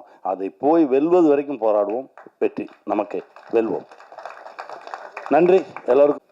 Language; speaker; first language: Tamil; native; Tamil